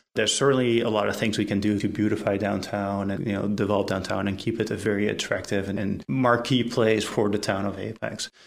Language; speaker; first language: English; non-native, fluent; Dutch